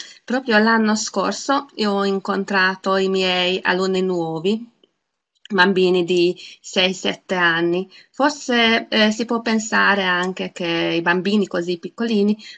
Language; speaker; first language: Italian; non-native, fluent; Hungarian